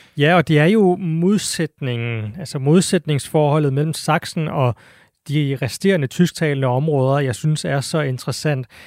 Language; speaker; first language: Danish; native; Danish